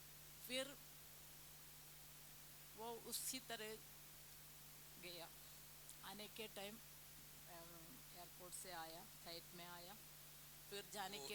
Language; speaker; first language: Hindi; non-native, local second language; Malayalam